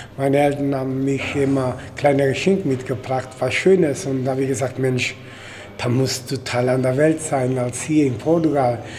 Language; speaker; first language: German; early bilingual, other home language; Portuguese